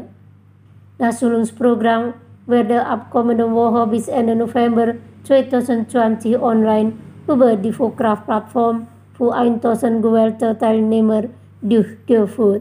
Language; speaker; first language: German; non-native, fluent; Indonesian